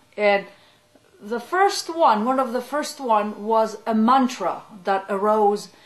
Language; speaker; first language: English; non-native, fluent; French